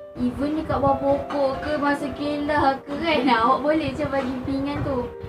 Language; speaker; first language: Malay; native; Malay